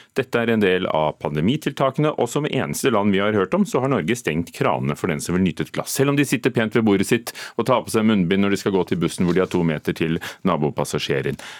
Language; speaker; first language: Norwegian; native; Norwegian